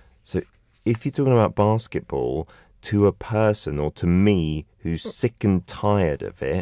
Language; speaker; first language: English; native; English